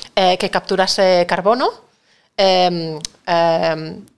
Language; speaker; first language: Spanish; native; Spanish